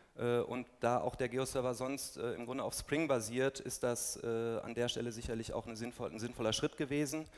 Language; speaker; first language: German; native; German